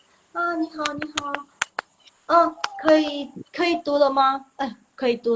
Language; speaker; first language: Chinese; non-native, fluent; Indonesian